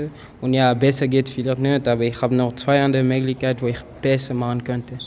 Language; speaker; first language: German; non-native, learner; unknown